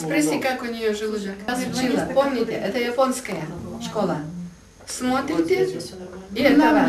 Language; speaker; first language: Russian; non-native, fluent; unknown